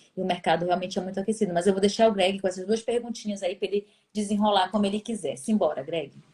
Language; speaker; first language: Portuguese; native; Portuguese